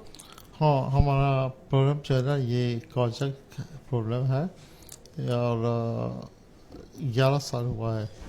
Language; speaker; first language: Hindi; non-native, learner; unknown